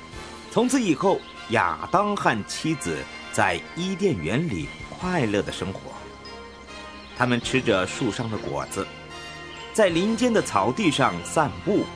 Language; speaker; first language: Chinese; native; Chinese